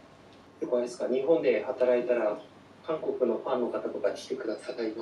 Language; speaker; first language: Japanese; native; Japanese